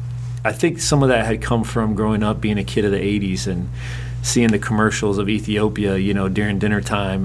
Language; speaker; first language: English; native; English